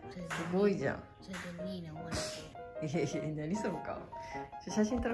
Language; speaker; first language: Japanese; native; Japanese